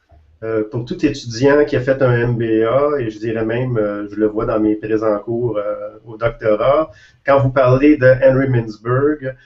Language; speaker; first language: French; native; French